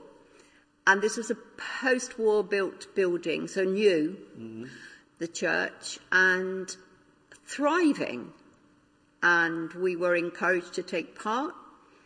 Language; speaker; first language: English; native; English